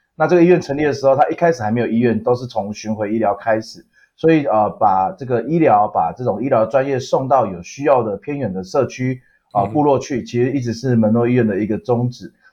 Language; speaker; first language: Chinese; native; Chinese